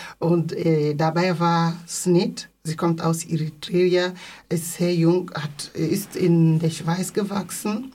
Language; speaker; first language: German; non-native, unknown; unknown